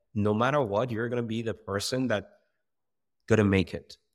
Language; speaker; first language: English; non-native, fluent; Persian